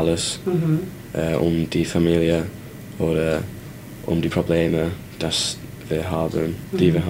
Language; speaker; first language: German; non-native, learner; English